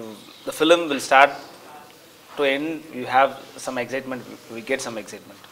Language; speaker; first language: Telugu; non-native, learner; Tamil